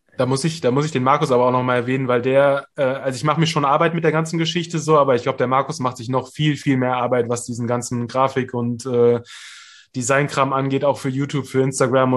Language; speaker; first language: German; native; German